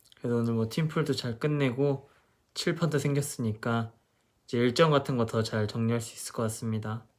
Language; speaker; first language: Korean; non-native, fluent; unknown